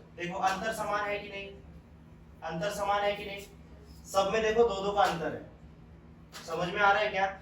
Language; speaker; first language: Hindi; native; Hindi